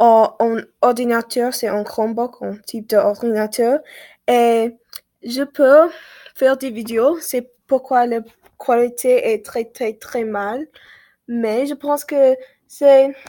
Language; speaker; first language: French; non-native, learner; English